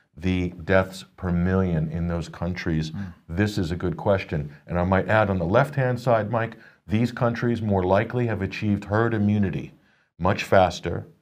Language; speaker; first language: English; native; English